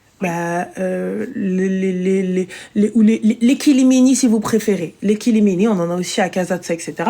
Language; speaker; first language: French; native; French